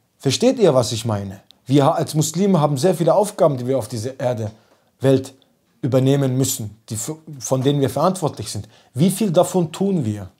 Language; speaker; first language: German; early bilingual, other home language; Turkish